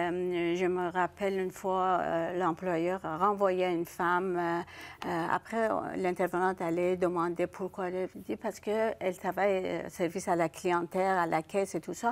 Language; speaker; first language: French; non-native, fluent; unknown